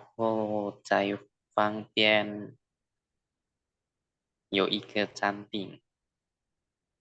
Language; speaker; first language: Chinese; non-native, learner; Indonesian